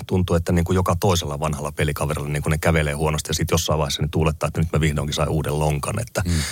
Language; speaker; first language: Finnish; native; Finnish